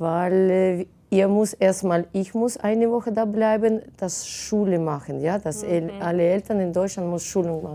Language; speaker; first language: German; non-native, fluent; Russian